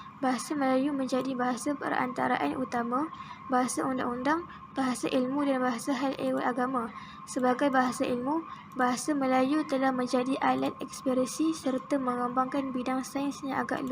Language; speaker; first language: Malay; native; Malay